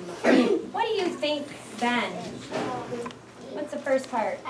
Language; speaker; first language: English; native; English